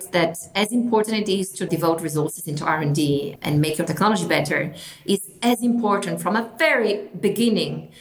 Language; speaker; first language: English; non-native, fluent; Italian